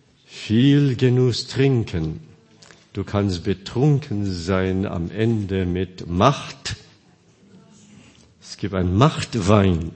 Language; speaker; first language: German; non-native, fluent; Korean